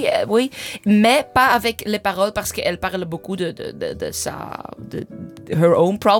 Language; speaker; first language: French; non-native, learner; English